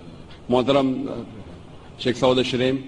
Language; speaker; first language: Hindi; non-native, local second language; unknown